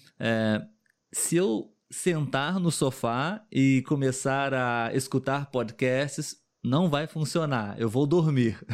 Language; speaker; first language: Portuguese; native; Portuguese